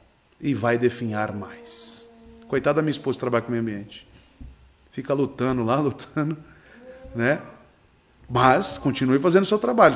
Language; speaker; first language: Portuguese; native; Portuguese